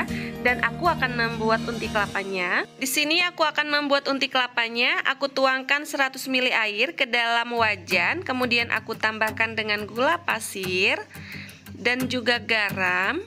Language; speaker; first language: Indonesian; native; Indonesian